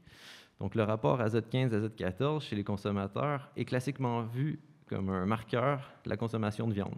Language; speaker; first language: French; native; French